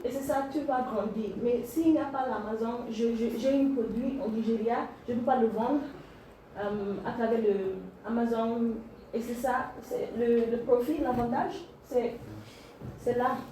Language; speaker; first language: French; non-native, learner; English